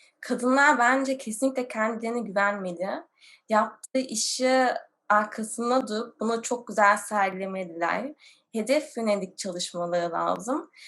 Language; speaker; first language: Turkish; early bilingual, heritage; Turkish